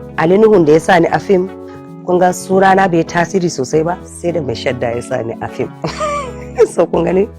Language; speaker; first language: Hausa; non-native, local second language; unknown